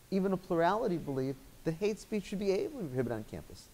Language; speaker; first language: English; native; English